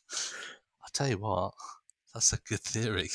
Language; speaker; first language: English; native; English